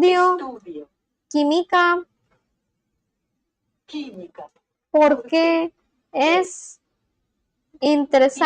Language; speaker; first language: Spanish; non-native, learner; English